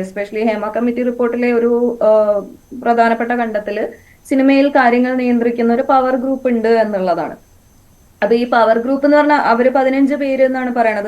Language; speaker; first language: Malayalam; native; Malayalam